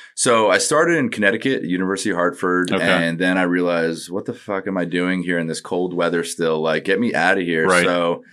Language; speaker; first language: English; native; English